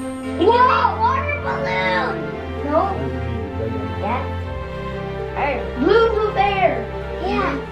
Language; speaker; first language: English; early bilingual, other home language; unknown